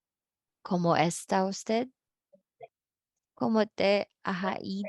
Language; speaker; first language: Spanish; non-native, fluent; Filipino